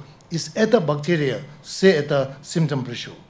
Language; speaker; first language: Russian; non-native, learner; Tibetan